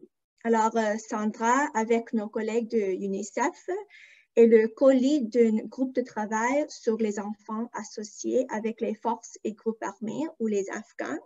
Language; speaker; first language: French; non-native, fluent; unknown